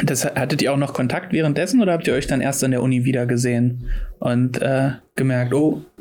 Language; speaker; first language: German; native; German